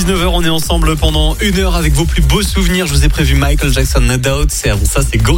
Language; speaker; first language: French; native; French